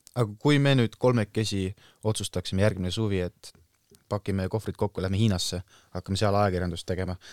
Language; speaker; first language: Estonian; native; Estonian